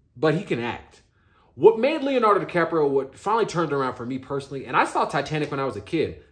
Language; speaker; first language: English; native; English